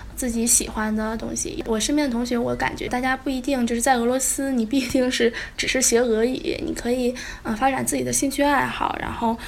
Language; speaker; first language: Chinese; native; Chinese